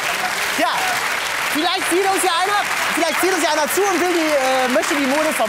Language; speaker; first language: German; native; German